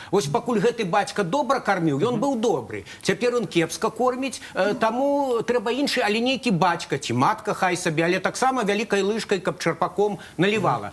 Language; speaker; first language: Belarusian; native; Belarusian